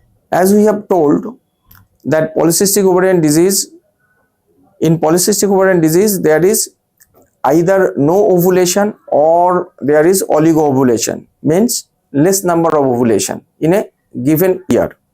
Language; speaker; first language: English; non-native, local second language; Bangla